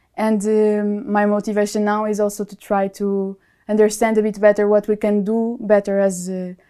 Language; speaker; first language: English; non-native, fluent; Portuguese